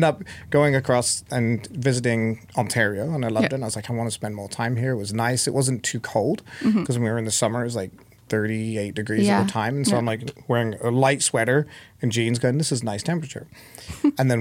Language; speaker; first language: English; native; English